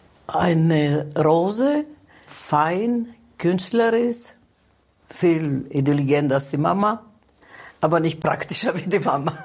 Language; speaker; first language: German; non-native, fluent; Greek